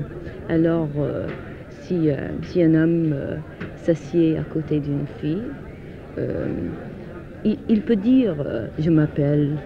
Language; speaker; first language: French; non-native, fluent; English